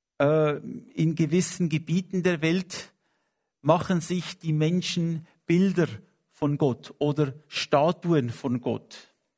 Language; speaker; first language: German; non-native, fluent; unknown